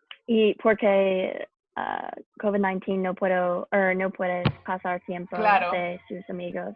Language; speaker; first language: Spanish; non-native, learner; English